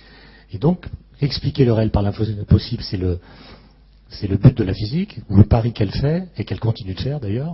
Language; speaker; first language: French; native; French